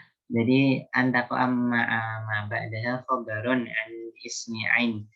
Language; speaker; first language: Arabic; non-native, learner; Indonesian